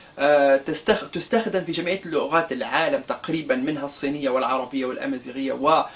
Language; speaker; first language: Arabic; non-native, local second language; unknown